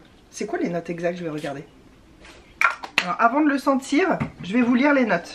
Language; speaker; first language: French; native; French